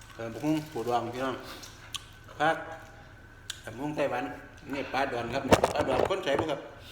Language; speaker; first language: Thai; native; Thai